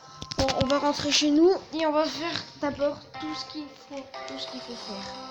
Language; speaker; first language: French; native; French